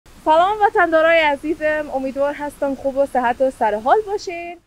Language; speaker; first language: Persian; native; Persian